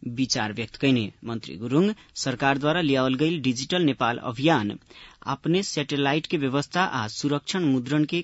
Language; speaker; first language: Bhojpuri; native; Bhojpuri